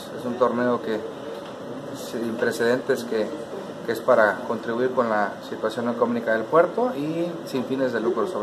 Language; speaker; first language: Spanish; native; Spanish